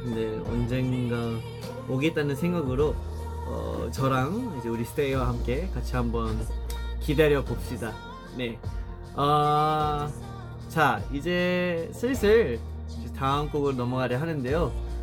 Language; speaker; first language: Korean; early bilingual, heritage; Korean